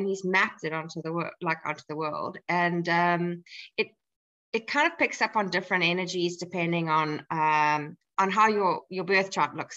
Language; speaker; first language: English; native; English